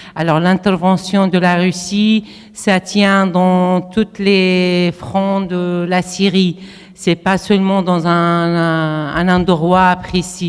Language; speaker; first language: French; non-native, fluent; Arabic